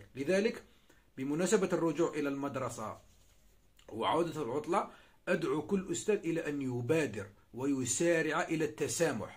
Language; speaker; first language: Arabic; native; Arabic